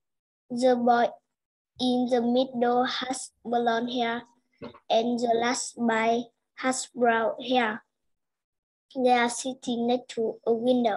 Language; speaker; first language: English; non-native, learner; Vietnamese